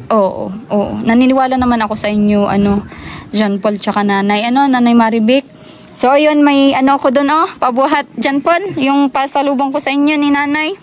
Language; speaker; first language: Filipino; native; Filipino